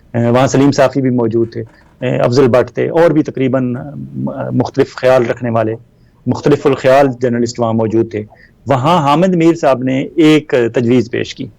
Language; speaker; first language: Urdu; non-native, local second language; Punjabi